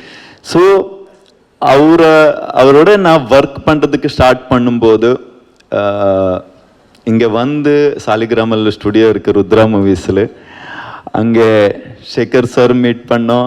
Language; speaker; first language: Tamil; non-native, learner; Kannada